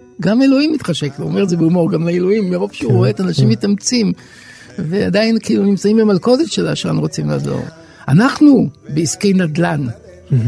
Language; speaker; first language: Hebrew; native; Hebrew